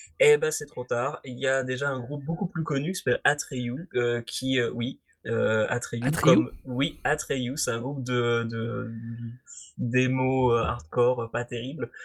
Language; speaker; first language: French; native; French